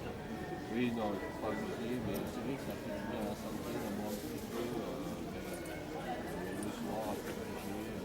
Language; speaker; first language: French; native; French